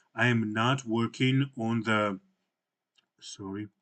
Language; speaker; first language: English; non-native, fluent; Georgian